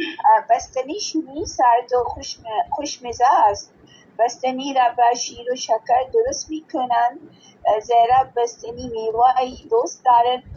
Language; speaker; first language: Persian; non-native, learner; Urdu